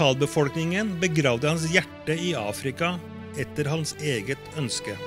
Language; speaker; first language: Norwegian; native; Norwegian